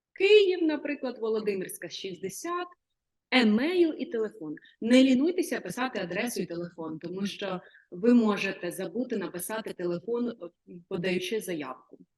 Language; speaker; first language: Ukrainian; native; Ukrainian